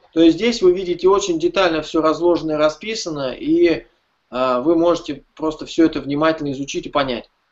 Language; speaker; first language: Russian; native; Russian